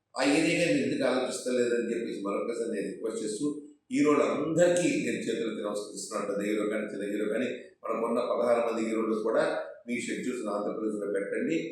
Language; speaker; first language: Telugu; native; Telugu